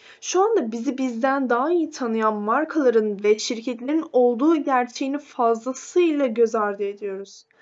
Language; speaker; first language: Turkish; native; Turkish